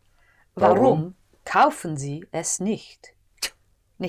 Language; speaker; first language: German; non-native, learner; English